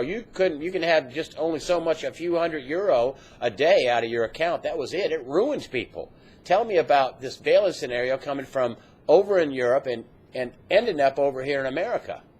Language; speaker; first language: English; native; English